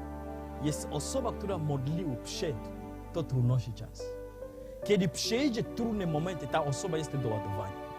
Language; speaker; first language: Polish; non-native, learner; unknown